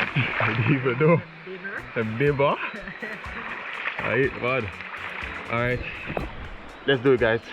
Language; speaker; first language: English; native; English